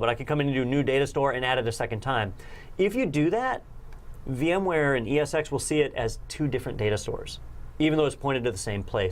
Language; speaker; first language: English; native; English